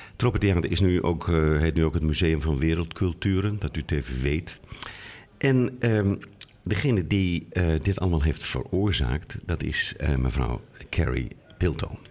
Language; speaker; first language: Dutch; native; Dutch